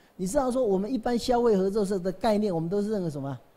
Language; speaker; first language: Chinese; native; Chinese